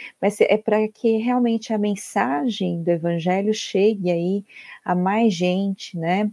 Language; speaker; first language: Portuguese; native; Portuguese